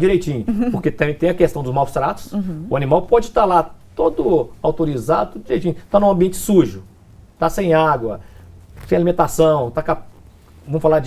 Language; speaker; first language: Portuguese; native; Portuguese